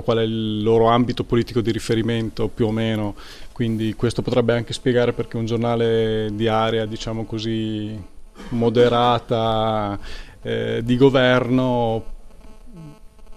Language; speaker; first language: Italian; native; Italian